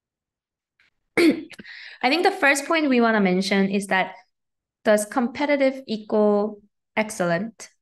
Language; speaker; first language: English; native; English